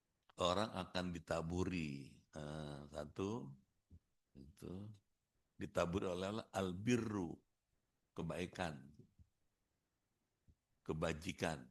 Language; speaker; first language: Indonesian; native; Indonesian